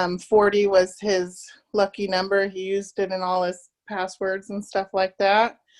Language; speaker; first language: English; native; English